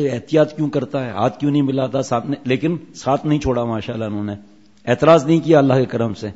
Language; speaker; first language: Urdu; non-native, local second language; Memoni